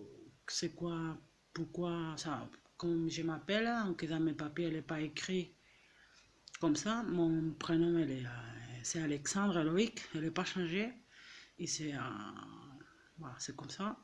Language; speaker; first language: French; non-native, fluent; Catalan